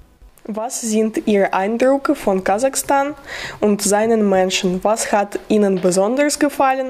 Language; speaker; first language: German; non-native, learner; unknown